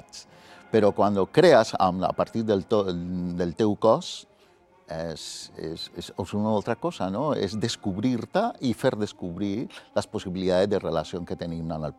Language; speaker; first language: Catalan; non-native, fluent; Spanish